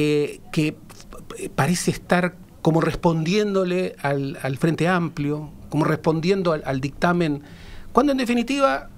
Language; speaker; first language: Spanish; native; Spanish